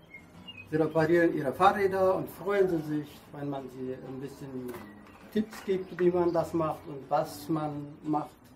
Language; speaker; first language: German; non-native, learner; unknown